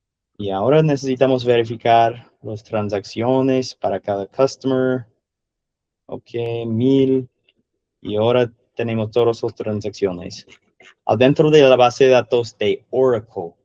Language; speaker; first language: Spanish; non-native, learner; English